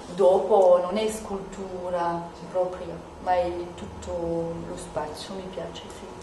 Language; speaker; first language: Italian; non-native, fluent; French